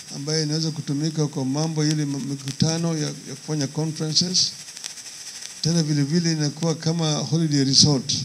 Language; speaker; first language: Swahili; non-native, local second language; Luo (Kenya and Tanzania)